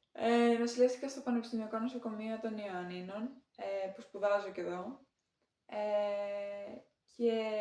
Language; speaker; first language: Greek; native; Greek